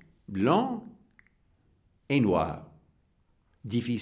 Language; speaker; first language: French; non-native, fluent; English